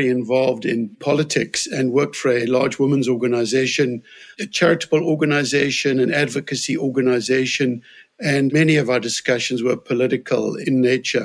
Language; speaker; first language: English; native; English